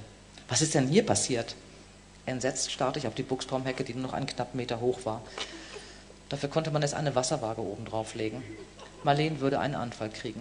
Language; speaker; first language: German; native; German